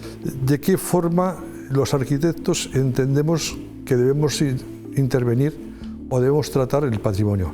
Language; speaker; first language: Spanish; native; Spanish